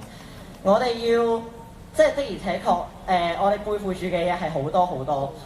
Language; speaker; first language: Cantonese; native; Cantonese